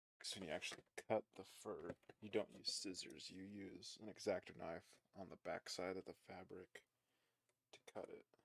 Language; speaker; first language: English; native; English